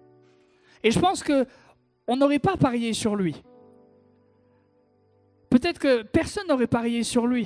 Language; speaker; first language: French; native; French